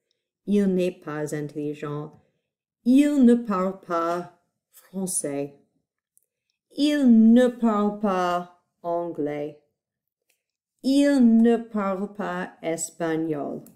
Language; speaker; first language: French; non-native, fluent; English